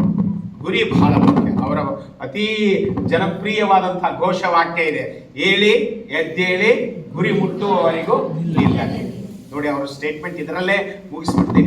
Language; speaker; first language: Kannada; native; Kannada